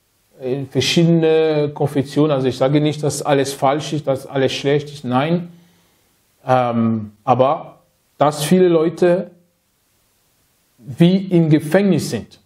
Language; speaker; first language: German; non-native, fluent; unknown